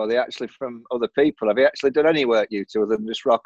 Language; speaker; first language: English; native; English